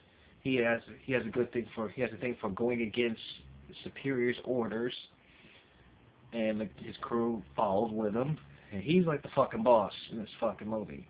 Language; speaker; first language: English; native; English